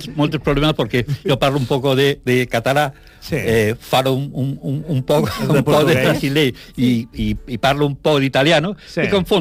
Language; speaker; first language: Catalan; non-native, local second language; Spanish